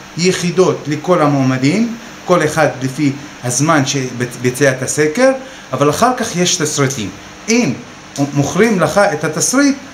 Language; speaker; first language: Hebrew; non-native, local second language; Arabic